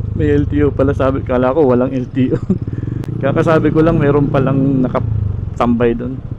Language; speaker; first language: Filipino; native; Filipino